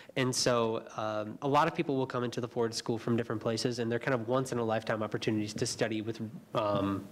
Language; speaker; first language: English; native; English